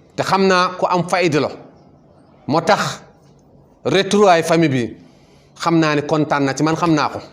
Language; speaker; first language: Wolof; non-native, local second language; Fula